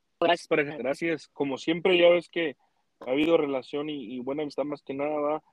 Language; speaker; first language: Spanish; early bilingual, heritage; Spanish